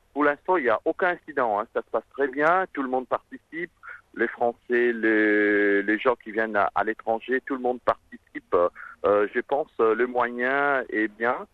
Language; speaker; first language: French; non-native, local second language; Morisyen